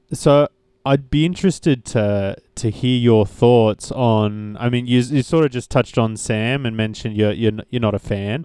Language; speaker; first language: English; native; English